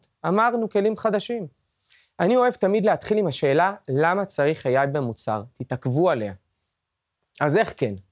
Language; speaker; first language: Hebrew; native; Hebrew